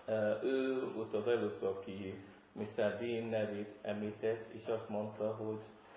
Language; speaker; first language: Hungarian; non-native, learner; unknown